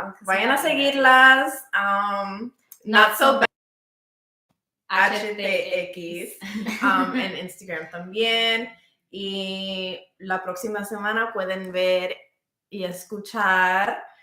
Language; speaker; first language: Spanish; early bilingual, heritage; Spanish